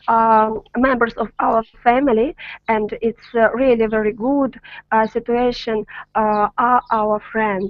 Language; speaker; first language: English; non-native, learner; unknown